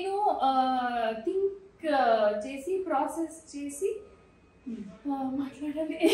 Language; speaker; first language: Telugu; non-native, learner; Kannada